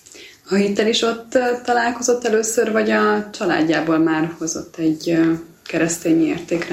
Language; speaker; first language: Hungarian; native; Hungarian